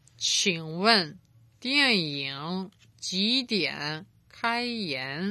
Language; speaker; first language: Chinese; non-native, learner; Serbian